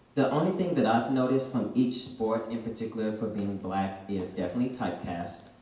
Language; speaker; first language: English; native; English